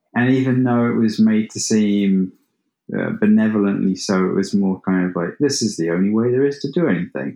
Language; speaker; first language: English; native; English